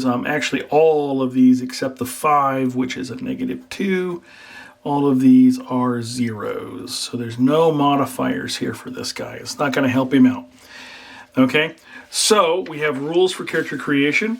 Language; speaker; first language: English; native; English